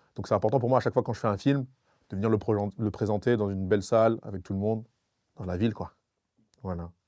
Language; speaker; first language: French; non-native, local second language; Sango